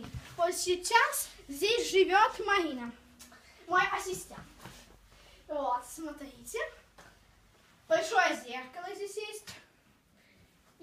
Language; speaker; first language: Russian; early bilingual, heritage; Russian